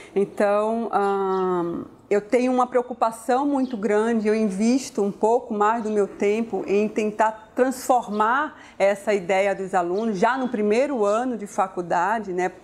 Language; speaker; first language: Portuguese; native; Portuguese